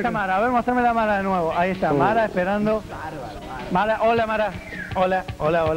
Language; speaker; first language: Spanish; native; Spanish